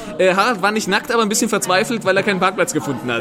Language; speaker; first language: German; native; German